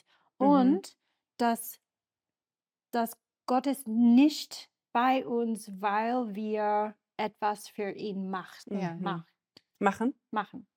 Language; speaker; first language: German; non-native, learner; English